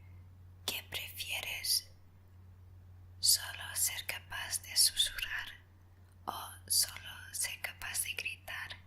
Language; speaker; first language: Spanish; non-native, fluent; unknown